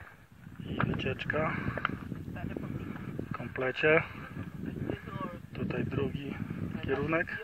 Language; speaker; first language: Polish; native; Polish